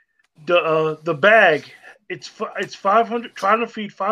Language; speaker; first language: English; native; English